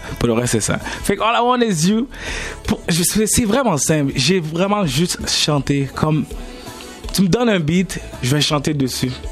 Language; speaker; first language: French; native; French